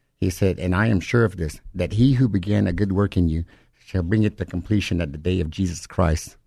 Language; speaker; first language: English; native; English